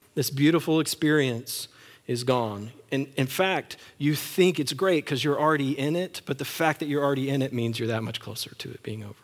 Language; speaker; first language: English; native; English